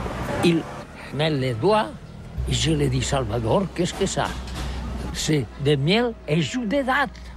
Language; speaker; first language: French; non-native, learner; Catalan